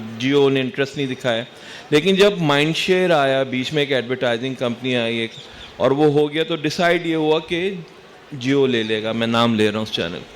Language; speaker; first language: Urdu; native; Urdu